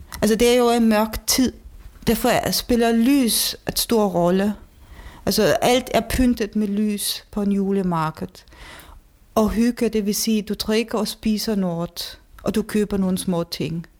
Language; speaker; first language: Danish; non-native, fluent; German